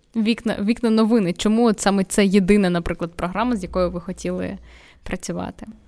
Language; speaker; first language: Ukrainian; non-native, local second language; Russian